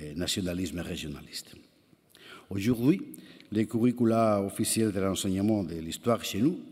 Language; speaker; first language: French; non-native, fluent; Spanish